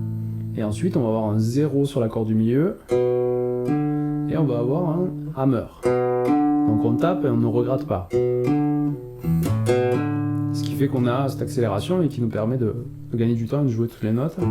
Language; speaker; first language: French; native; French